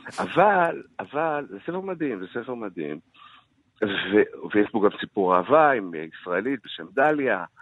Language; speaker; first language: Hebrew; early bilingual, other home language; Arabic